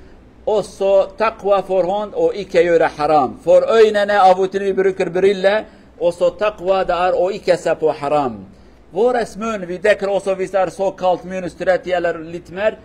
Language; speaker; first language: Swedish; non-native, learner; Kurdish